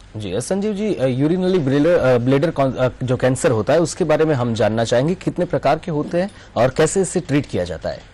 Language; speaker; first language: Hindi; non-native, local second language; Gujarati